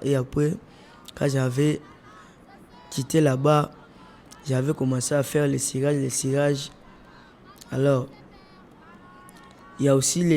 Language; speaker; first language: French; non-native, local second language; Lingala